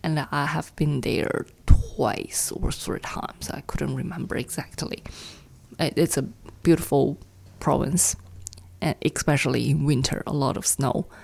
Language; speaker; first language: English; non-native, fluent; Chinese